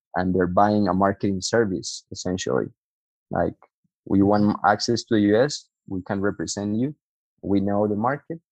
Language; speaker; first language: English; non-native, fluent; Spanish